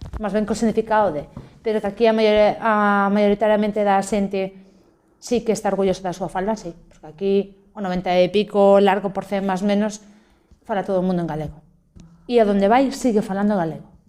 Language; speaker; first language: Galician; native; Galician